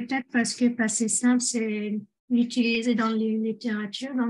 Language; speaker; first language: French; non-native, fluent; English